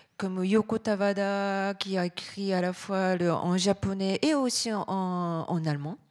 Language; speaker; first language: French; non-native, fluent; Japanese